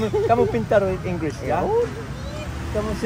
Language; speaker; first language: Indonesian; non-native, learner; English